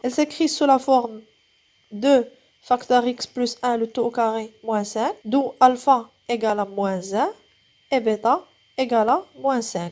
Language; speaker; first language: French; non-native, local second language; Arabic